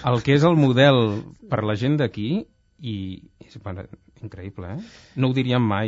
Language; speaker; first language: Catalan; native; Catalan